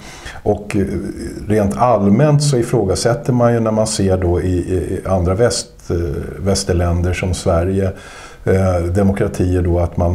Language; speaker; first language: Swedish; native; Swedish